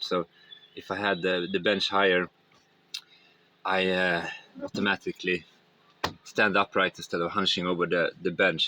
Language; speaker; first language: English; non-native, fluent; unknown